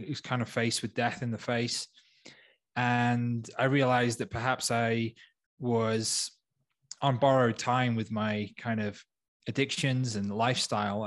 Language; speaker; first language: English; native; English